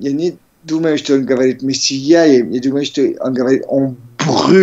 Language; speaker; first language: Russian; non-native, learner; French